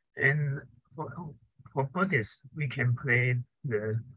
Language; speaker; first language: English; non-native, fluent; Chinese